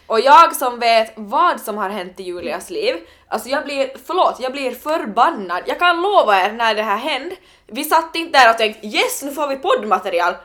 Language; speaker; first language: Swedish; native; Swedish